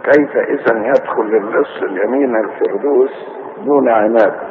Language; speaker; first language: Arabic; native; Arabic